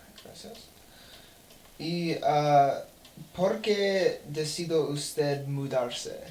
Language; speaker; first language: Spanish; non-native, learner; English